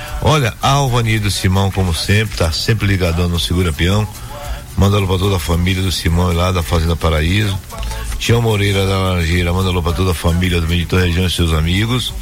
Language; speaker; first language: Portuguese; native; Portuguese